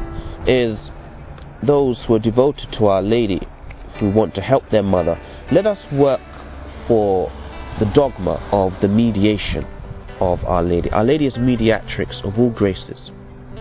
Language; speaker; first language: English; native; English